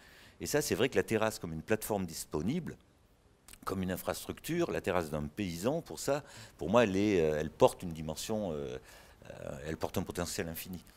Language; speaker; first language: French; native; French